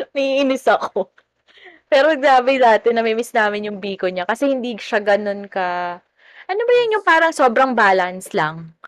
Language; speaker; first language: Filipino; native; Filipino